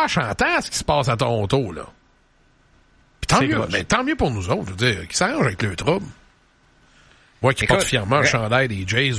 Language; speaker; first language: French; native; French